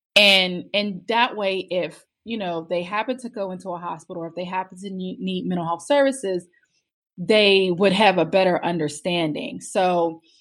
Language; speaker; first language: English; native; English